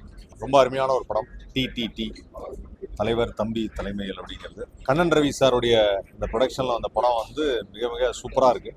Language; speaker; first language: Tamil; native; Tamil